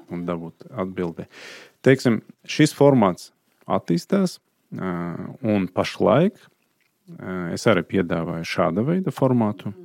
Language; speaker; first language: Latvian; non-native, fluent; Azerbaijani